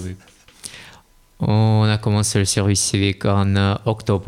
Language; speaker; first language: French; non-native, learner; Russian